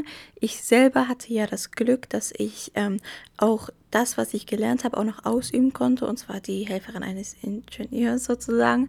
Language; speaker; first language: German; early bilingual, other home language; Arabic